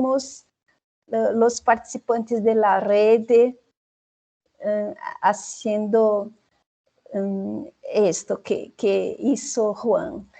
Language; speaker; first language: Spanish; non-native, fluent; Portuguese